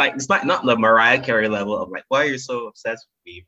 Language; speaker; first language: English; non-native, local second language; Chinese